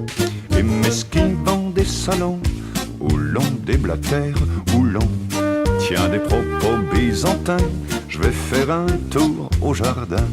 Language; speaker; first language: French; native; French